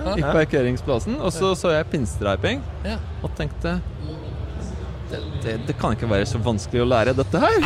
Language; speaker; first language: Norwegian; non-native, fluent; Polish